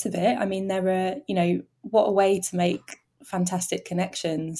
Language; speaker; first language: English; native; English